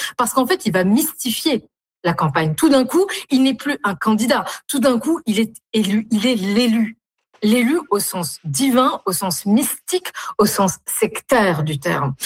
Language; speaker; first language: French; non-native, local second language; Arabic